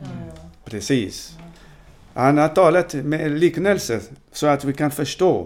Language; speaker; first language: Swedish; non-native, fluent; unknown